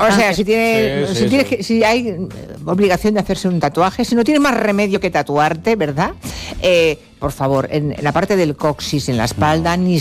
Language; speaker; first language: Spanish; native; Spanish